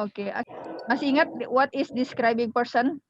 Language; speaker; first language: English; non-native, fluent; Indonesian